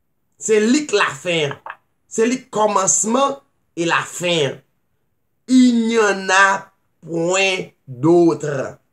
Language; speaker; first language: French; non-native, local second language; Haitian Creole